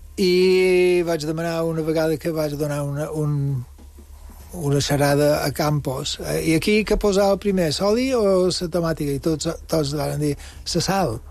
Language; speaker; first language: Catalan; non-native, local second language; English